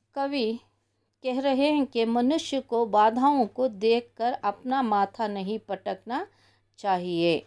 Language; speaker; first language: Hindi; non-native, local second language; Kannada